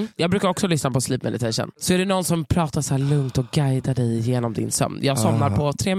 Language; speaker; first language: Swedish; native; Swedish